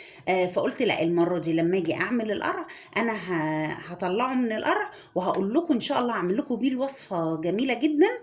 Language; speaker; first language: Arabic; native; Arabic